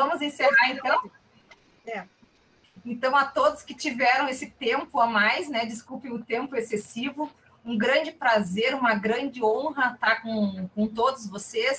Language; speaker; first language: Portuguese; native; Portuguese